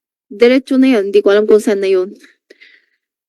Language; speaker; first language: Filipino; non-native, learner; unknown